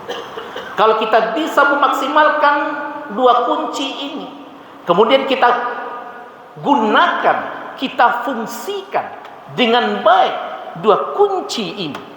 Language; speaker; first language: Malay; non-native, local second language; Minangkabau